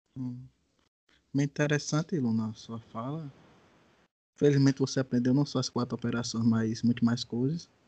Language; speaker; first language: Portuguese; native; Portuguese